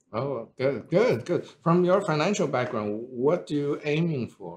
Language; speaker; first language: English; non-native, fluent; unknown